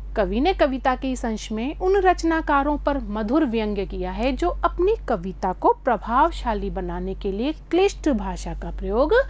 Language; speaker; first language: Hindi; native; Hindi